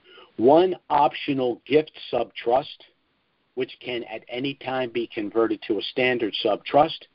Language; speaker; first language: English; native; English